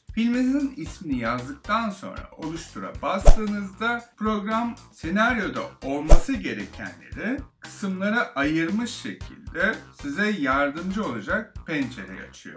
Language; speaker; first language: Turkish; native; Turkish